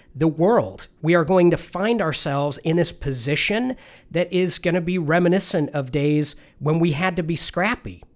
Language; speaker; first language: English; native; English